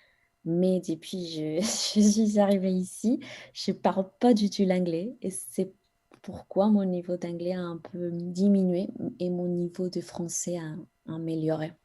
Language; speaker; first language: French; non-native, fluent; Spanish